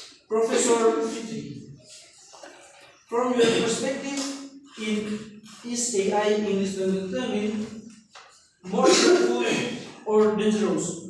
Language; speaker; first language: English; non-native, learner; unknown